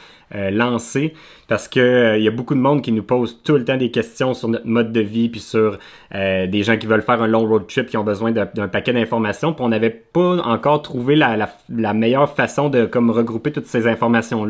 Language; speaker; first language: French; native; French